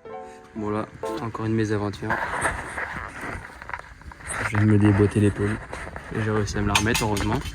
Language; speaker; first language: French; native; French